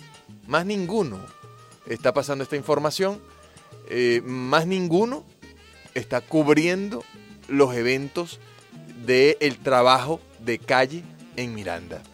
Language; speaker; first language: Spanish; native; Spanish